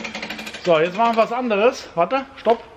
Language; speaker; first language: German; native; German